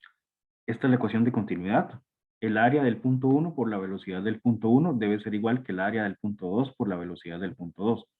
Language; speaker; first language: Spanish; native; Spanish